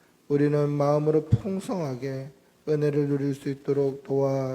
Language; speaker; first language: Korean; native; Korean